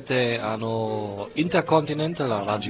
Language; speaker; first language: Japanese; non-native, fluent; German